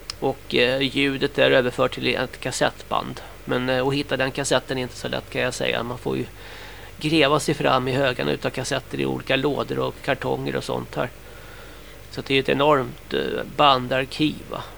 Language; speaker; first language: Swedish; native; Swedish